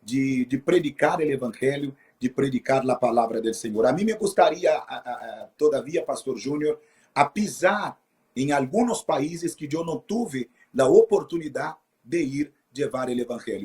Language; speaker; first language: Spanish; non-native, fluent; Portuguese